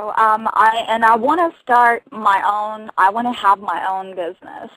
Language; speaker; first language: English; non-native, fluent; Russian